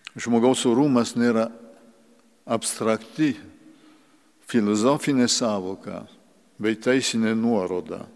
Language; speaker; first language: Lithuanian; early bilingual, heritage; Lithuanian